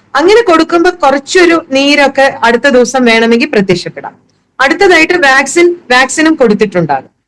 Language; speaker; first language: Malayalam; native; Malayalam